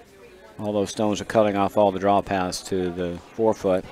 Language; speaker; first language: English; native; English